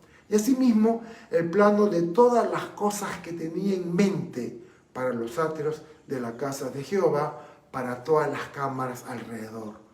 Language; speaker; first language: Spanish; native; Spanish